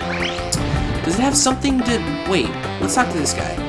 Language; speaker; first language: English; native; English